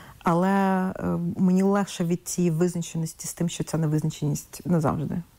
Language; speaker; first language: Ukrainian; non-native, local second language; Russian